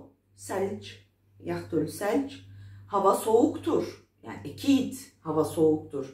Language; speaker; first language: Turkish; non-native, fluent; Arabic